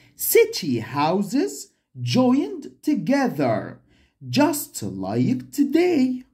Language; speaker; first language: English; non-native, fluent; Arabic